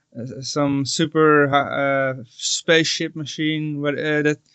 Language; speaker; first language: English; non-native, fluent; Dutch